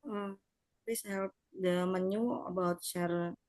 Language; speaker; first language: English; non-native, learner; Indonesian